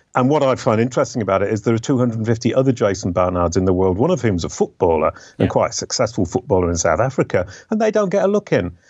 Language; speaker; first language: English; native; English